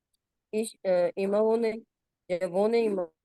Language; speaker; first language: German; non-native, learner; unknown